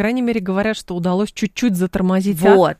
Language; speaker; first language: Russian; native; Russian